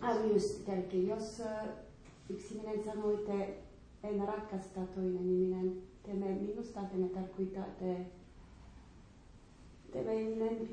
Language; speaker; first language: Finnish; non-native, learner; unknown